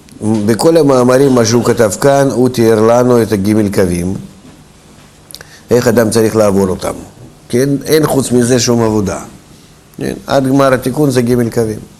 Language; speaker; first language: Hebrew; non-native, fluent; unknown